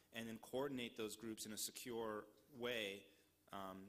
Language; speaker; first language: English; native; English